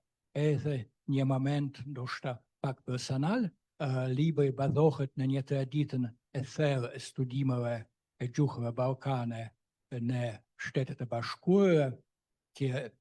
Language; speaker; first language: Albanian; non-native, fluent; Russian